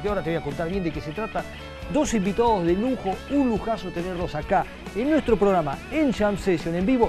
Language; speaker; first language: Spanish; native; Spanish